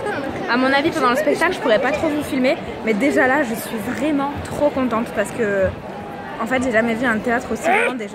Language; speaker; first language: French; native; French